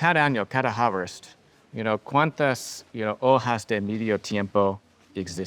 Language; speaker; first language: Spanish; non-native, learner; English